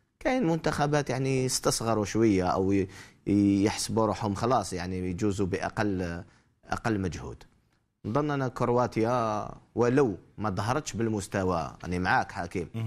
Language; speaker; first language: Arabic; native; Arabic